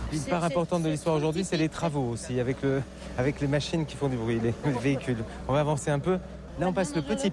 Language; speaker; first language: French; native; French